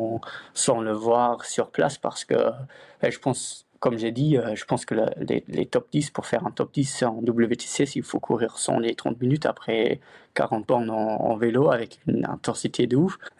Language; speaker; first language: French; non-native, fluent; Luxembourgish